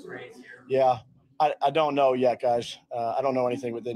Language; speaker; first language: English; native; English